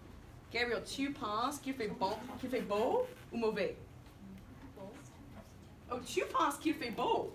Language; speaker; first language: French; non-native, fluent; English